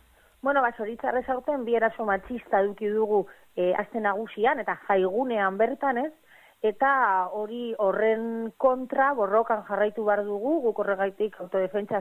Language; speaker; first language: Basque; native; Basque